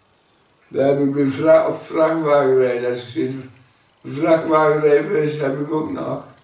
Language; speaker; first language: Dutch; native; Dutch